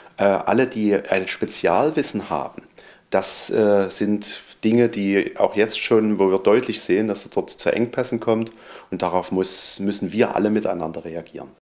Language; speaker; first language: German; native; German